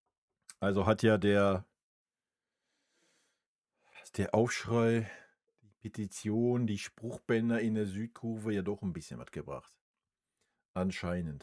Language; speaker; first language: German; native; German